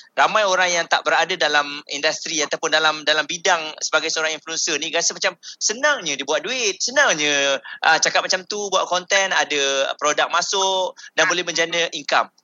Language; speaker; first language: Malay; native; Malay